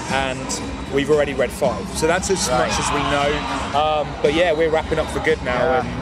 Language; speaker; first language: English; native; English